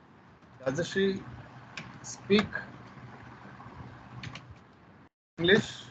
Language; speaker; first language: English; non-native, learner; Telugu